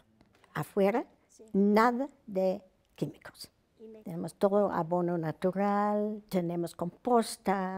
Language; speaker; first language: Spanish; non-native, fluent; English